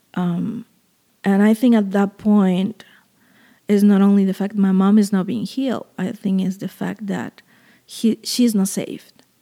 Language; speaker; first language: English; non-native, fluent; Spanish